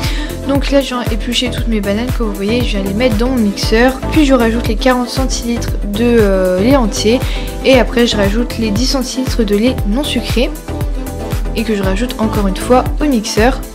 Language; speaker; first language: French; native; French